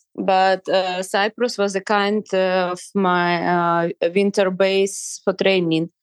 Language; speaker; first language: English; non-native, fluent; Ukrainian